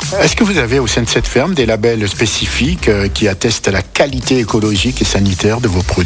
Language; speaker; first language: French; native; French